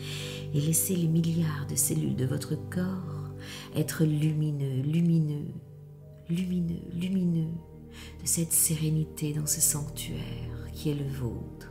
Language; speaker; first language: French; native; French